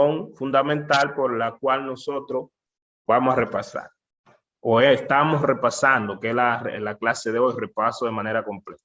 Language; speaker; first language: Spanish; native; Spanish